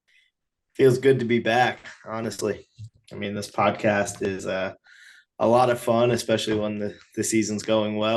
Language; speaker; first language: English; native; English